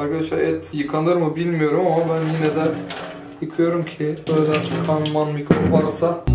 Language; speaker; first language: Turkish; native; Turkish